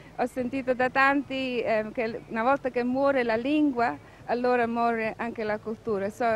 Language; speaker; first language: Italian; native; Italian